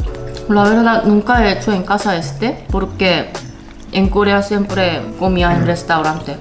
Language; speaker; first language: Spanish; non-native, fluent; Korean